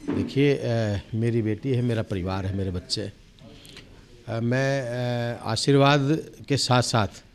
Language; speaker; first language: Hindi; native; Hindi